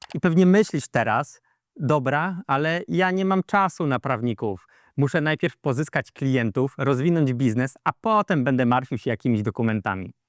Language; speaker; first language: Polish; native; Polish